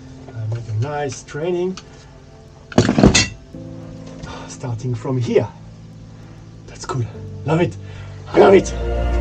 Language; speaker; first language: English; non-native, fluent; French